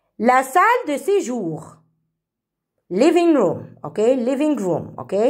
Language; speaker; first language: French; non-native, fluent; Arabic